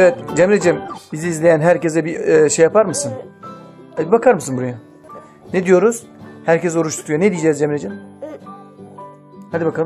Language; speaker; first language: Turkish; native; Turkish